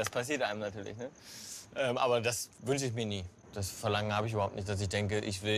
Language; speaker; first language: German; native; German